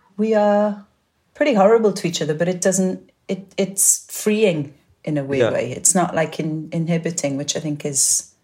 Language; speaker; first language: English; native; English